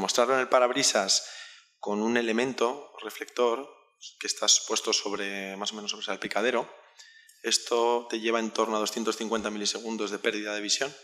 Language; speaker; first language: Spanish; native; Spanish